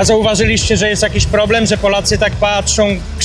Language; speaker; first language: Polish; native; Polish